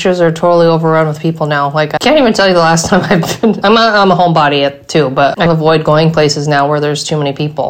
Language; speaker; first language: English; native; English